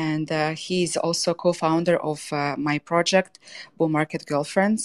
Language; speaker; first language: English; non-native, fluent; Russian